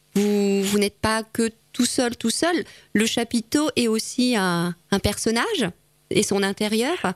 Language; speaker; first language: French; native; French